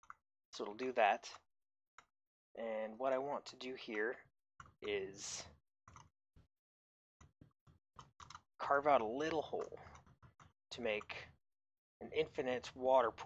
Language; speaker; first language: English; native; English